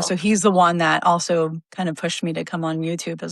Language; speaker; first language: English; native; English